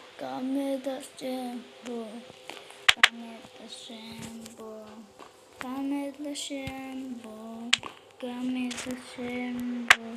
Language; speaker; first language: Russian; non-native, local second language; Kazakh